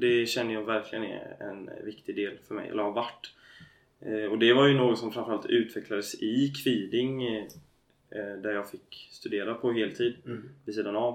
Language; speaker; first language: Swedish; native; Swedish